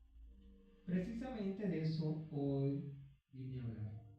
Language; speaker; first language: Spanish; native; Spanish